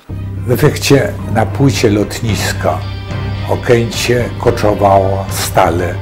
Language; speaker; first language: Polish; native; Polish